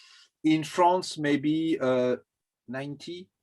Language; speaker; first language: English; non-native, learner; French